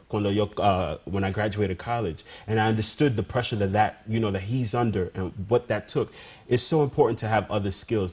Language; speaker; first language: English; early bilingual, other home language; Spanish